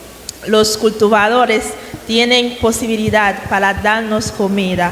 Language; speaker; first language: Spanish; non-native, fluent; Haitian Creole